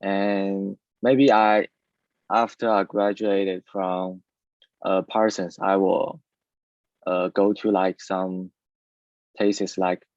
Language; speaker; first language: English; non-native, learner; Chinese